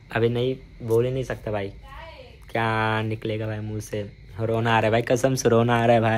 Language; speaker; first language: Hindi; non-native, local second language; Marathi